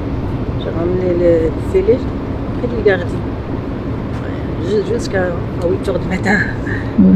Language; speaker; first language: French; non-native, learner; Arabic